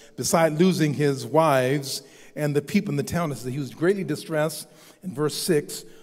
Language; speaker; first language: English; native; English